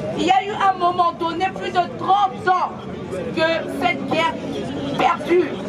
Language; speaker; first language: French; non-native, local second language; Lingala